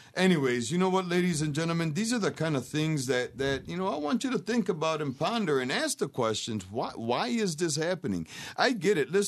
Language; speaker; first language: English; native; English